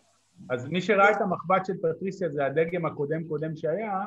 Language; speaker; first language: Hebrew; native; Hebrew